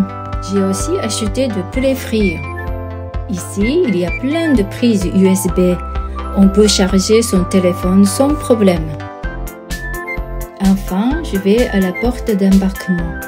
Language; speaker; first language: French; non-native, fluent; Japanese